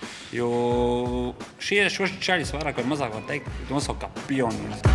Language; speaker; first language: Latvian; native; Latvian